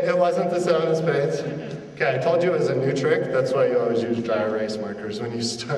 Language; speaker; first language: English; native; English